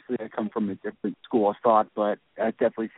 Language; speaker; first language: English; native; English